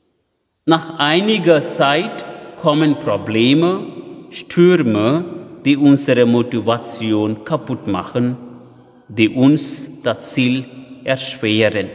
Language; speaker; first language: German; non-native, fluent; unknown